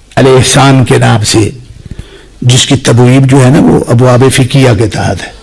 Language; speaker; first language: Urdu; non-native, local second language; Punjabi